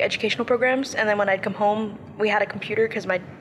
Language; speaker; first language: English; early bilingual, other home language; Spanish